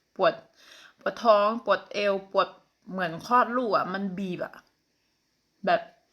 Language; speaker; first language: Thai; non-native, local second language; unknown